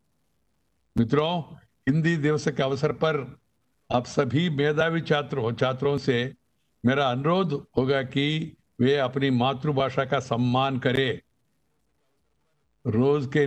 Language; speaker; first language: Hindi; non-native, local second language; Telugu